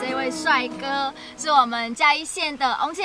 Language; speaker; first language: Chinese; non-native, fluent; Vietnamese